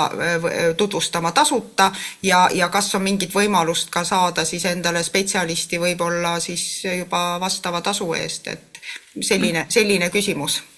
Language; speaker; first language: Estonian; native; Estonian